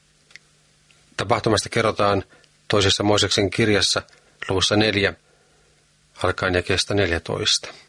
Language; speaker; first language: Finnish; native; Finnish